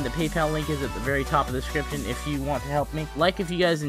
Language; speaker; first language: English; native; English